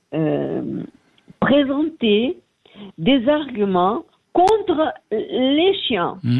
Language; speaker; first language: French; non-native, fluent; Portuguese